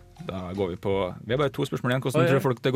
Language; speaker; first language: Norwegian; native; Norwegian